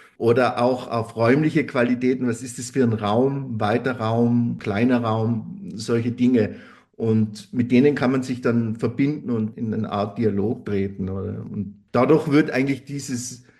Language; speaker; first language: German; native; German